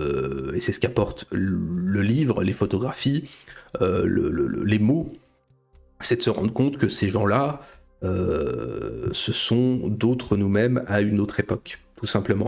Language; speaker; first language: French; native; French